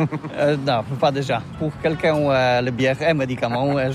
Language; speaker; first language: French; non-native, learner; Polish